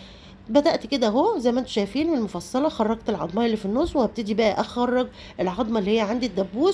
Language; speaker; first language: Arabic; native; Arabic